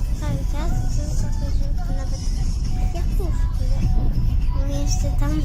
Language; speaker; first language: Polish; native; Polish